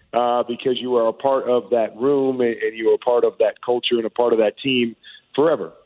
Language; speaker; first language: English; native; English